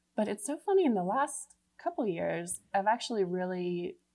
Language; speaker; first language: English; native; English